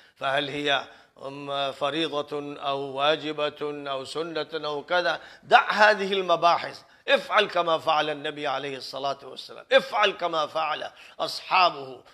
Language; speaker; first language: Arabic; non-native, fluent; Urdu